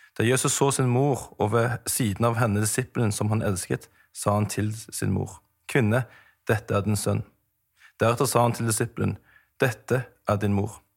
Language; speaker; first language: Norwegian; native; Norwegian